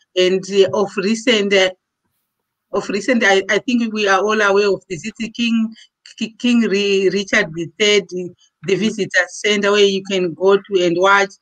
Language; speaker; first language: English; non-native, local second language; Shona